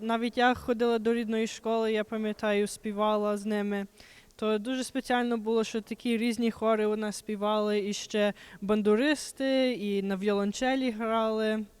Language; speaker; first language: Ukrainian; early bilingual, heritage; Ukrainian